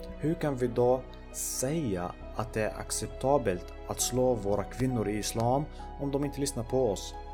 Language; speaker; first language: Swedish; early bilingual, other home language; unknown